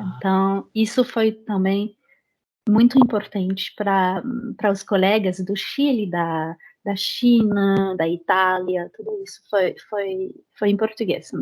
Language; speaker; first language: Portuguese; non-native, fluent; French